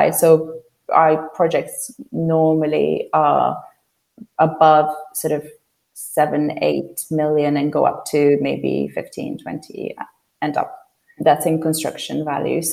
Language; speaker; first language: English; non-native, fluent; Polish